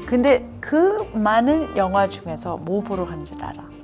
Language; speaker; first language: Korean; early bilingual, heritage; Korean